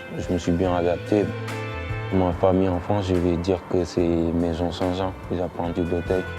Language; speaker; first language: French; non-native, local second language; Wolof